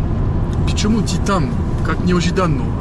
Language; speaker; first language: Russian; non-native, learner; French